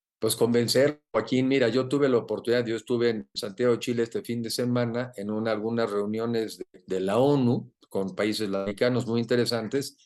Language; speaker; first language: Spanish; native; Spanish